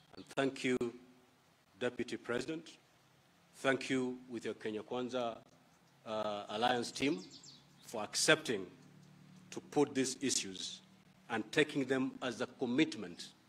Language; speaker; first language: English; non-native, local second language; Giryama